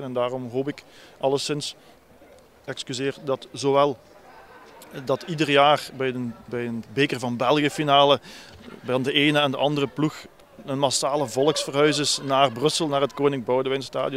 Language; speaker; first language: Dutch; native; Dutch